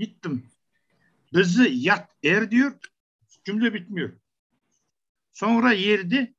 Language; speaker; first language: Turkish; non-native, learner; Kazakh